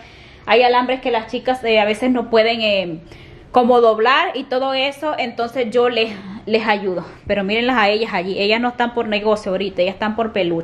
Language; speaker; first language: Spanish; native; Spanish